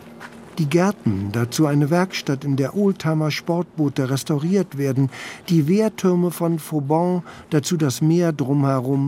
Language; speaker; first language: German; native; German